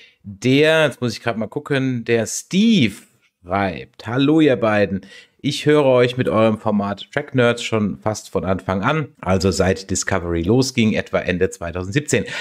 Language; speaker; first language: German; native; German